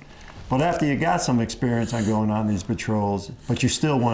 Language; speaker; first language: English; native; English